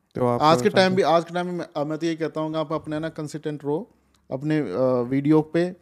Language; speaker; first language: Hindi; native; Hindi